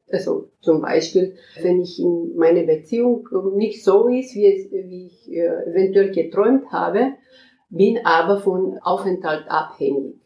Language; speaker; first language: German; non-native, fluent; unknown